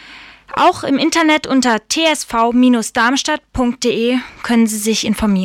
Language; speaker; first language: German; native; German